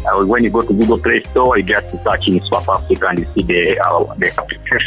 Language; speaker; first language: English; non-native, local second language; Kinyarwanda